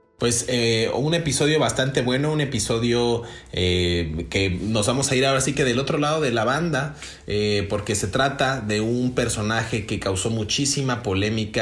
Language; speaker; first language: Spanish; native; Spanish